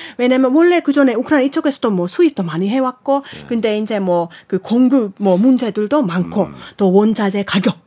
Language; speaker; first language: Korean; non-native, fluent; Finnish